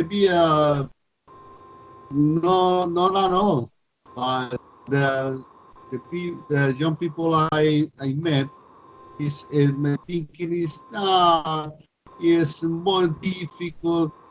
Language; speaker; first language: English; non-native, learner; Spanish